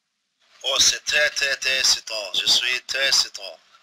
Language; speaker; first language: French; non-native, learner; Portuguese